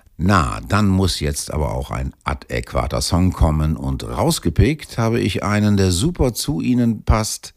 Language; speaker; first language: German; native; German